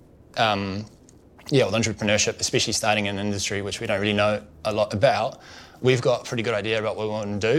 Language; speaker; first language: English; native; English